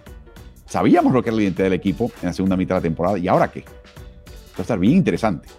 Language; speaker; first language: Spanish; native; Spanish